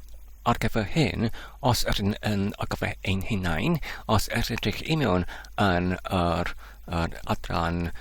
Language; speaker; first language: Welsh; non-native, fluent; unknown